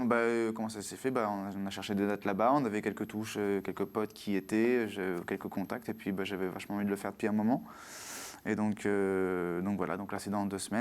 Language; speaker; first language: French; native; French